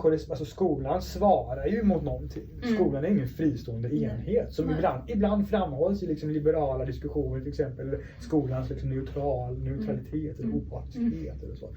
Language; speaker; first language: Swedish; early bilingual, other home language; Persian